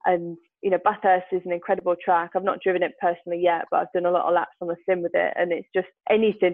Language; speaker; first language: English; native; English